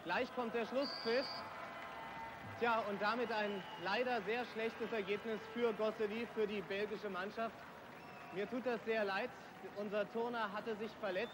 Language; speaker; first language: German; native; German